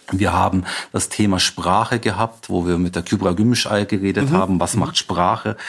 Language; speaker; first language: German; native; German